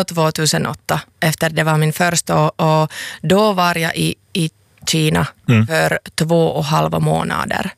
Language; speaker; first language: Swedish; non-native, local second language; Finnish